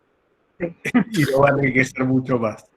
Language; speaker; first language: Spanish; native; Spanish